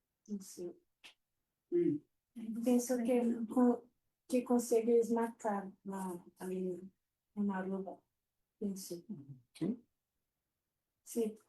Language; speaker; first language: Spanish; non-native, learner; Portuguese